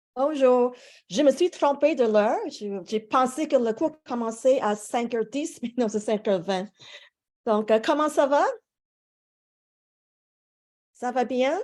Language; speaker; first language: French; non-native, fluent; English